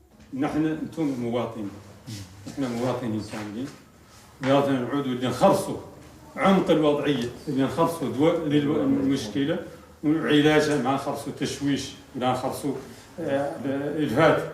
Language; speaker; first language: Arabic; native; Arabic